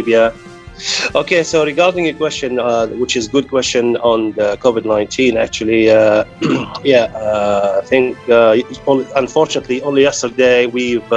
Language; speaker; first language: English; non-native, fluent; Arabic